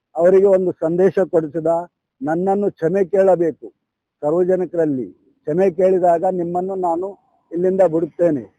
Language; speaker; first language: Kannada; non-native, local second language; Urdu